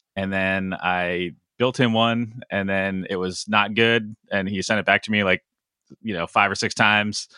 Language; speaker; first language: English; native; English